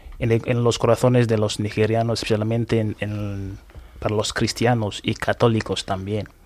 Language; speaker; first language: Spanish; non-native, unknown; Igbo